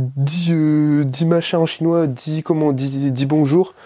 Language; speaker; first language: French; native; French